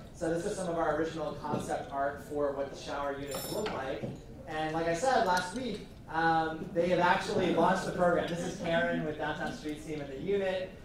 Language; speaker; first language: English; native; English